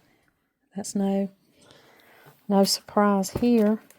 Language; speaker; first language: English; native; English